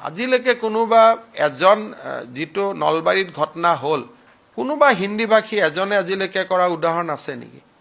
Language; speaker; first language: Assamese; non-native, local second language; Hindi